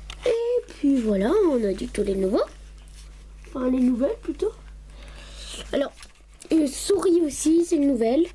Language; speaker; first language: French; native; French